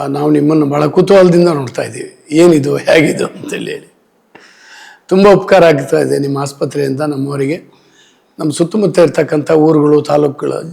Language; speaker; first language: Kannada; native; Kannada